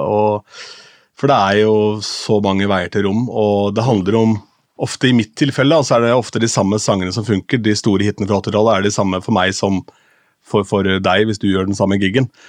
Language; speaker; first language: Norwegian; native; Norwegian